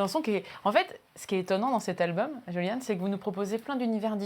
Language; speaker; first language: French; native; French